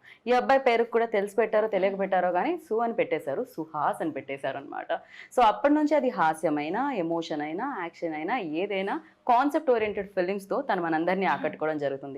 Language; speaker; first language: Telugu; native; Telugu